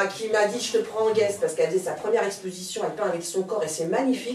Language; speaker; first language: French; native; French